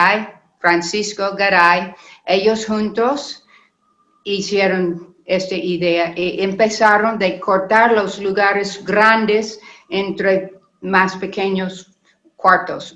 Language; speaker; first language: Spanish; non-native, learner; English